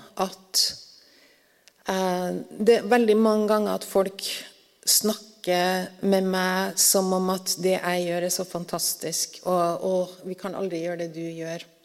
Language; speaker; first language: Norwegian; native; Norwegian